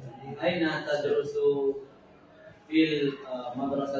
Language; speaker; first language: Arabic; non-native, learner; Indonesian